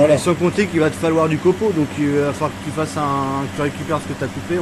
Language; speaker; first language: French; native; French